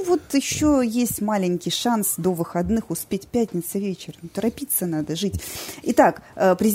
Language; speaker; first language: Russian; native; Russian